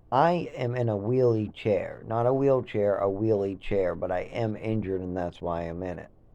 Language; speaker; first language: English; native; English